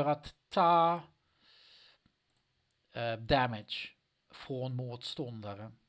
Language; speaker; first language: Swedish; non-native, learner; Dutch